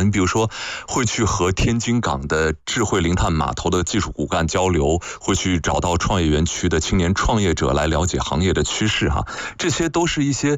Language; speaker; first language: Chinese; native; Chinese